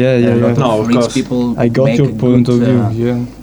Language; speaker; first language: English; non-native, fluent; Italian